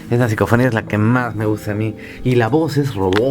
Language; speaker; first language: Spanish; native; Spanish